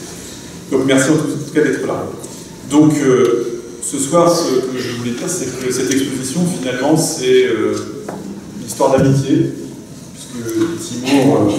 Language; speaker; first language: French; native; French